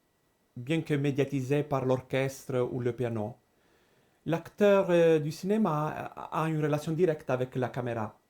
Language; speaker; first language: French; non-native, fluent; Italian